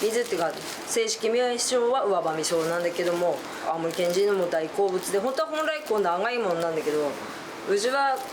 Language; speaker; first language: Japanese; native; Japanese